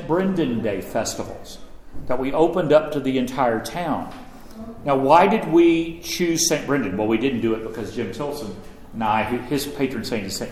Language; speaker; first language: English; native; English